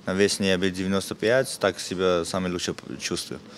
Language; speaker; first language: Russian; non-native, fluent; Armenian